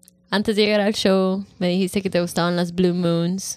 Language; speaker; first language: Spanish; early bilingual, heritage; Spanish